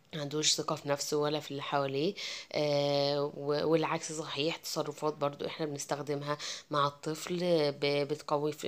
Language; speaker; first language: Arabic; native; Arabic